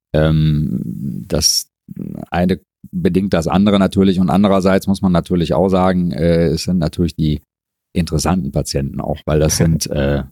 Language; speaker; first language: German; native; German